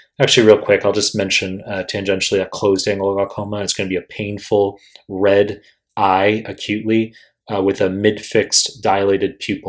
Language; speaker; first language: English; native; English